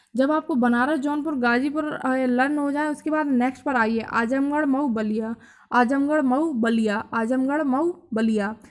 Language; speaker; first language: Hindi; native; Hindi